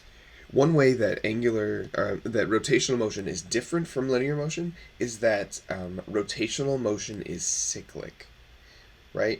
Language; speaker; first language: English; native; English